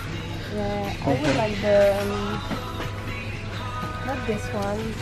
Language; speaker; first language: English; non-native, learner; French